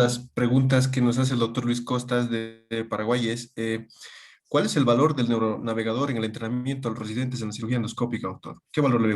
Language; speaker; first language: Spanish; native; Spanish